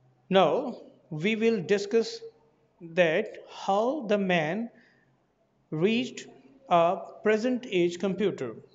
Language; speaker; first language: English; non-native, local second language; Urdu